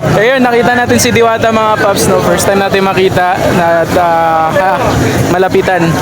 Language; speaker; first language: Filipino; native; Filipino